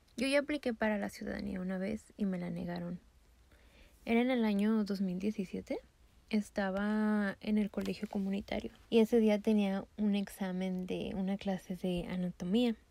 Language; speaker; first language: Spanish; native; Spanish